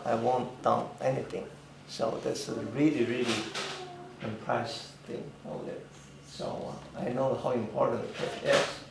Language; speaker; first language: English; non-native, learner; Chinese